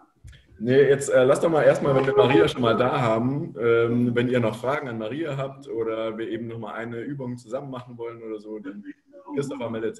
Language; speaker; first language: German; native; German